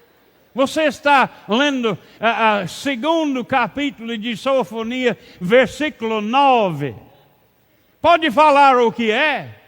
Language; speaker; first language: Portuguese; non-native, learner; English